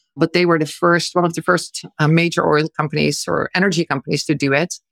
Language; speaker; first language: English; non-native, fluent; Dutch